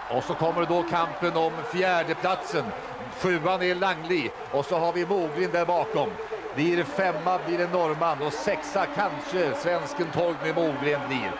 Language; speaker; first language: Swedish; native; Swedish